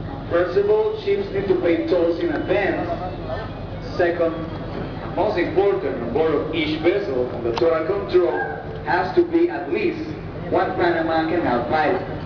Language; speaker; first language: English; non-native, fluent; Spanish